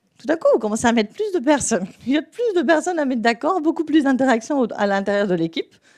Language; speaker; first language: French; non-native, fluent; Spanish